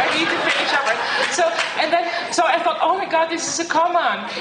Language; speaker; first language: English; non-native, fluent; Dutch